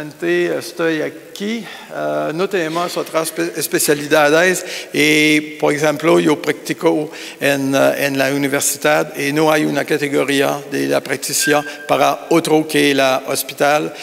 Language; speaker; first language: Spanish; non-native, learner; French